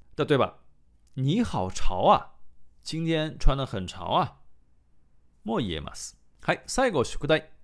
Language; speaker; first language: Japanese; non-native, fluent; Chinese